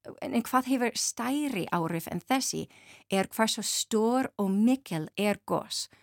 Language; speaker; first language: Icelandic; non-native, learner; English